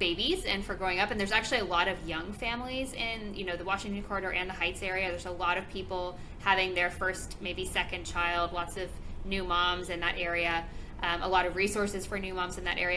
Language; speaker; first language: English; native; English